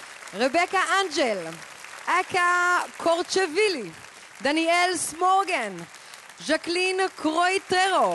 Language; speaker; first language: Hebrew; native; Hebrew